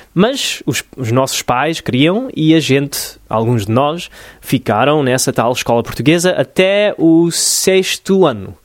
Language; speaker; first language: Portuguese; early bilingual, other home language; English